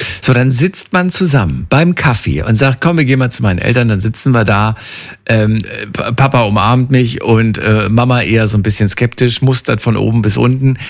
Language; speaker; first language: German; native; German